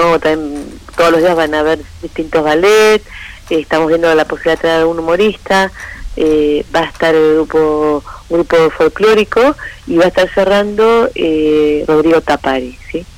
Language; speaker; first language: Spanish; native; Spanish